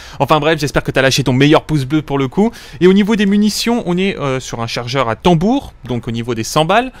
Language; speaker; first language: French; native; French